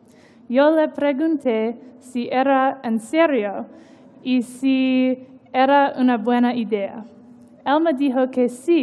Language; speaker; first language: Spanish; non-native, learner; English